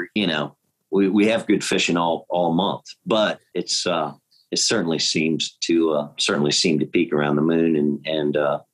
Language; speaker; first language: English; native; English